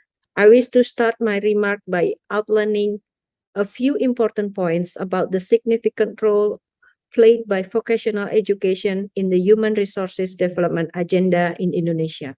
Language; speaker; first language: English; non-native, fluent; Indonesian